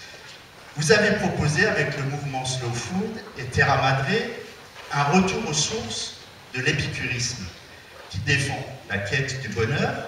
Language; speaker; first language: French; native; French